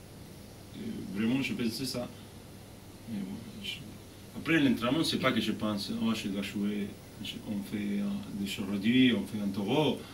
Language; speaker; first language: French; non-native, fluent; Spanish